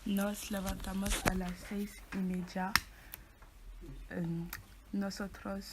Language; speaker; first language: Spanish; non-native, learner; French